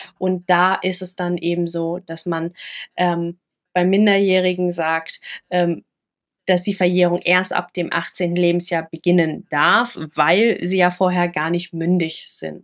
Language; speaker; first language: German; early bilingual, other home language; Vietnamese